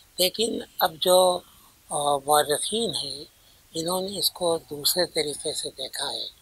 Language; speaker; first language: Urdu; native; Urdu